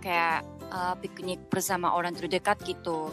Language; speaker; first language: Indonesian; non-native, fluent; Japanese